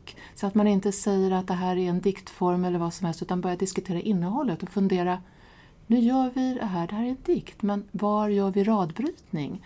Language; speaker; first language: Swedish; native; Swedish